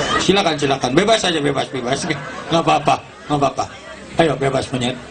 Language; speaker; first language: Indonesian; non-native, local second language; Sundanese